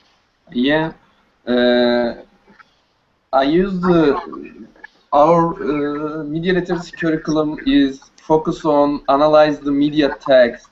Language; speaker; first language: English; non-native, learner; Turkish